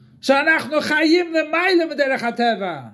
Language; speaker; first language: Hebrew; non-native, fluent; English